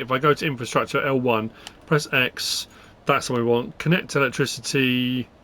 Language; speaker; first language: English; native; English